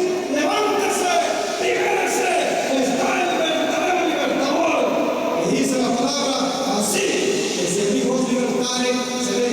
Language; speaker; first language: Spanish; native; Spanish